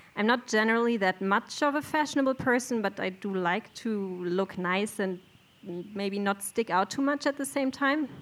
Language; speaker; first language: English; non-native, fluent; German